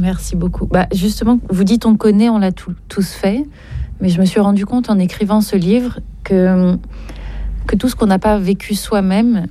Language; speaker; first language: French; native; French